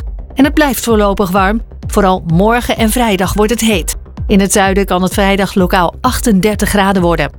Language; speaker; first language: Dutch; native; Dutch